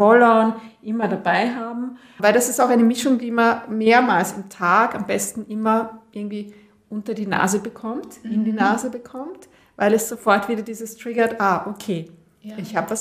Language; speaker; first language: German; native; German